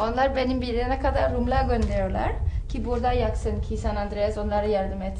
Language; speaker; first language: Turkish; non-native, learner; German